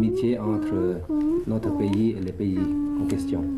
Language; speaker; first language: French; early bilingual, other home language; Thai